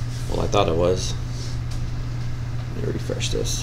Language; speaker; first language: English; native; English